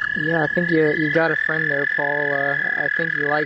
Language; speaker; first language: English; native; English